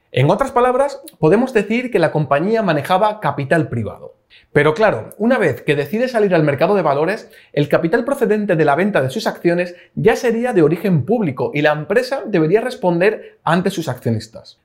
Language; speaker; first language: Spanish; native; Spanish